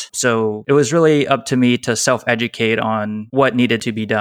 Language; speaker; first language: English; native; English